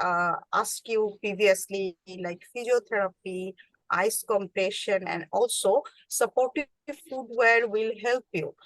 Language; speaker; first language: English; non-native, learner; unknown